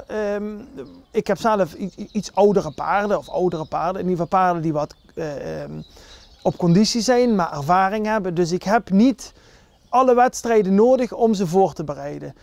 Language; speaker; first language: Dutch; native; Dutch